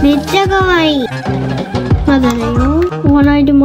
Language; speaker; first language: Japanese; native; Japanese